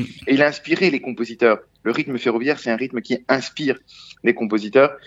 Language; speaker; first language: French; native; French